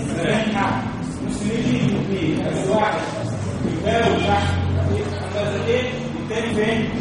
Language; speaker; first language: Arabic; native; Arabic